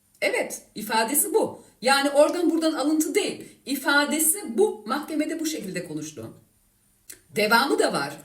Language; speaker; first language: Turkish; native; Turkish